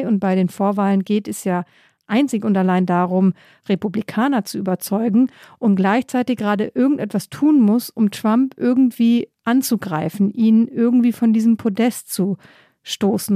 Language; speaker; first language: German; native; German